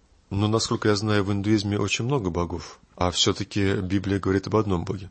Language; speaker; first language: Russian; native; Russian